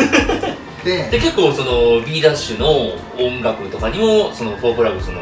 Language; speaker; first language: Japanese; native; Japanese